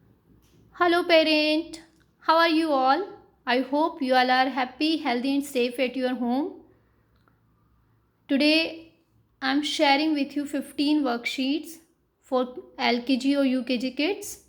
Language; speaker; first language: English; non-native, local second language; Hindi